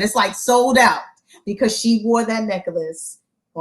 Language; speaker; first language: English; native; English